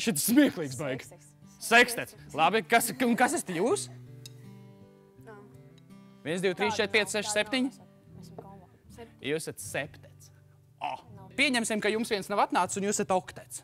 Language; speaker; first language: Latvian; native; Latvian